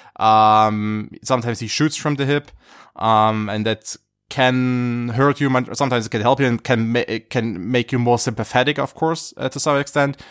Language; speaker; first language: English; non-native, fluent; German